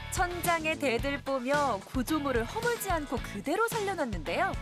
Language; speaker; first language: Korean; native; Korean